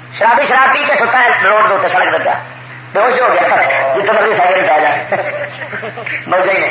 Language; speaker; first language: Urdu; non-native, local second language; Punjabi